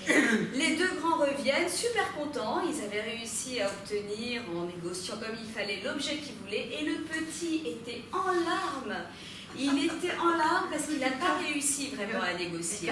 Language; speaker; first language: French; native; French